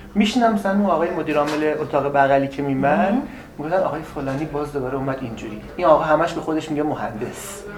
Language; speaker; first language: Persian; native; Persian